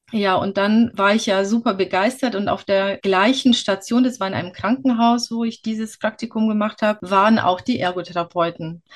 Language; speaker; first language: German; early bilingual, other home language; Polish